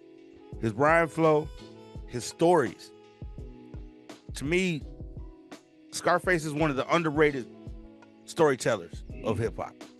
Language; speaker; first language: English; native; English